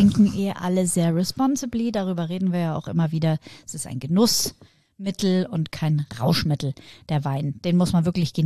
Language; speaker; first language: German; native; German